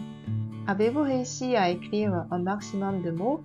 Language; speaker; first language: French; non-native, fluent; Korean